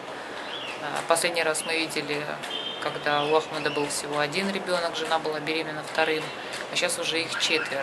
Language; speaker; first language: Russian; native; Russian